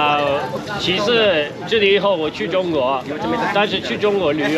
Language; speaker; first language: Chinese; non-native, learner; English